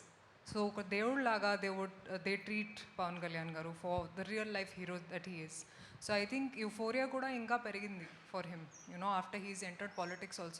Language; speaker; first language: Telugu; non-native, fluent; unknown